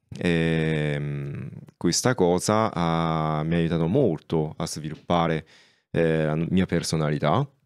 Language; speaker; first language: Italian; non-native, fluent; Japanese